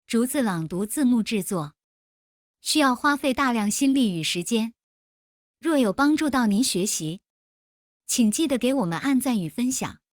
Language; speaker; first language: Chinese; native; Chinese